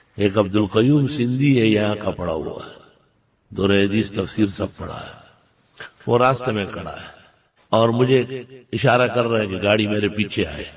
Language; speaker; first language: Urdu; non-native, local second language; Pashto